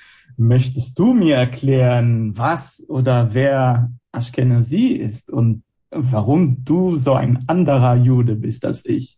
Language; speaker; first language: German; non-native, fluent; Hebrew